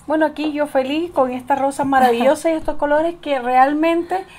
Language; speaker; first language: Spanish; native; Spanish